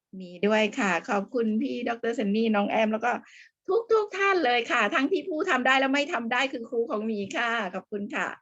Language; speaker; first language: Thai; native; Thai